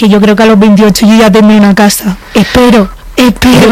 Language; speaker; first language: Spanish; early bilingual, other home language; Romanian